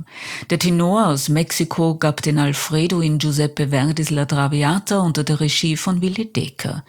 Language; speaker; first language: German; native; German